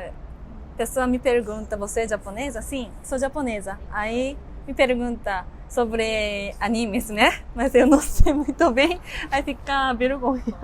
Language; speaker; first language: Portuguese; non-native, learner; Japanese